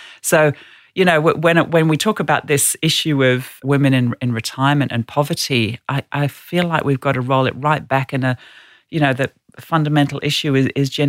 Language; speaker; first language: English; native; English